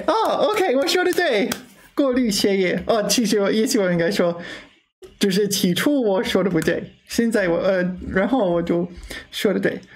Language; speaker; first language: Chinese; non-native, learner; English